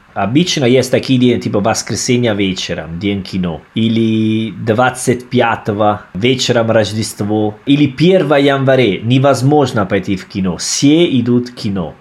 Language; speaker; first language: Russian; non-native, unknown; Italian